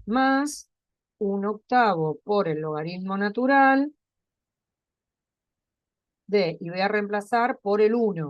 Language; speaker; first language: Spanish; native; Spanish